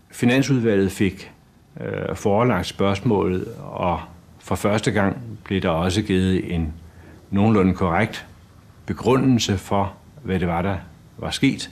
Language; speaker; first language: Danish; native; Danish